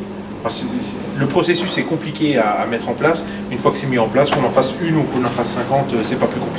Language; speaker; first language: French; native; French